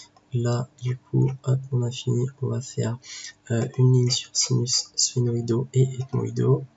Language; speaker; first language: French; native; French